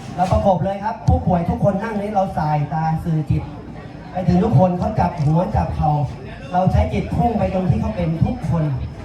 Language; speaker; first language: Thai; native; Thai